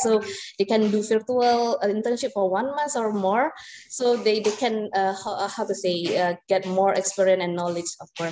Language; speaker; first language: English; non-native, fluent; Indonesian